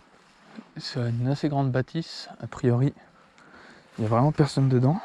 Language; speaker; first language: French; native; French